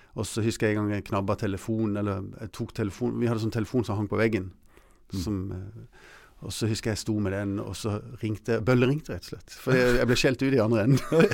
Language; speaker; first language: Norwegian; early bilingual, other home language; English